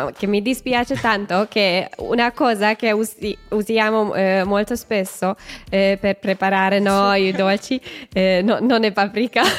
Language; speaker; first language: Italian; non-native, learner; Hungarian